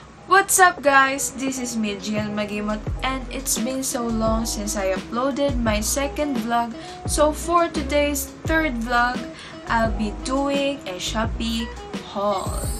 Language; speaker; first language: English; non-native, local second language; Filipino